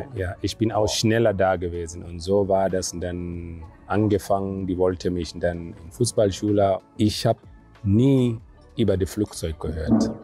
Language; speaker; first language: German; non-native, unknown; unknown